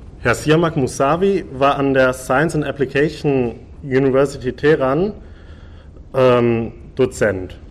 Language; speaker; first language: German; native; German